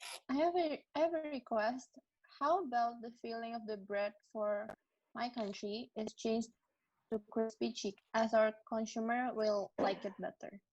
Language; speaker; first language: English; non-native, learner; Indonesian